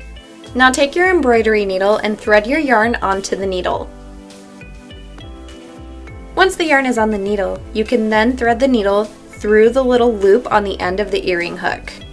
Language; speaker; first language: English; native; English